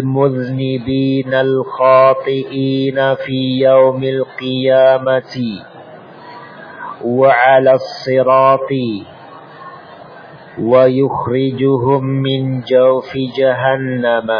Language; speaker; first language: Arabic; non-native, fluent; Indonesian